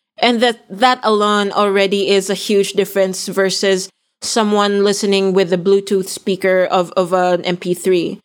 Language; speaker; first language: English; non-native, local second language; Filipino